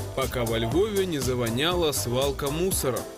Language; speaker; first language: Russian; non-native, local second language; Ukrainian